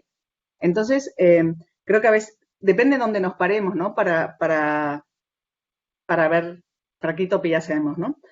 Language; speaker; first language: Spanish; native; Spanish